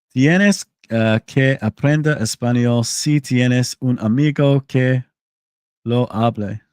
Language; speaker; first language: Spanish; non-native, learner; English